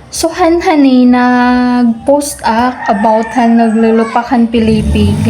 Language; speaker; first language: Filipino; non-native, local second language; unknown